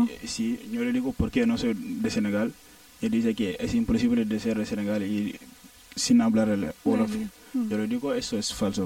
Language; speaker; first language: Spanish; non-native, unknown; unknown